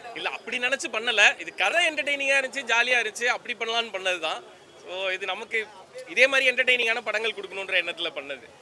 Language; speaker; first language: Tamil; native; Tamil